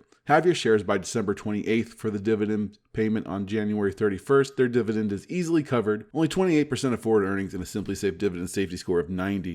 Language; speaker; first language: English; native; English